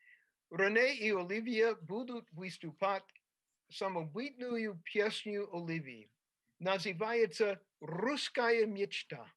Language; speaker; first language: Russian; non-native, fluent; English